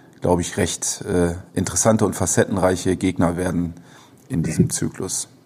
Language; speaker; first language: German; native; German